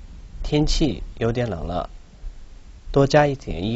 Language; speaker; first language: Chinese; non-native, local second language; Tibetan